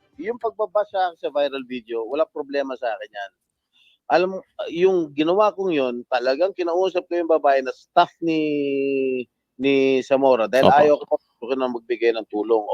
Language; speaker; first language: Filipino; native; Filipino